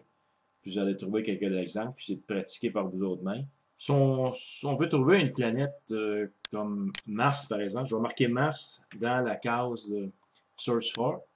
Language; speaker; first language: French; native; French